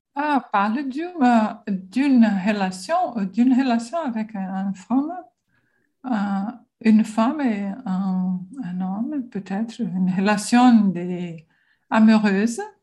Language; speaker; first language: French; non-native, learner; Portuguese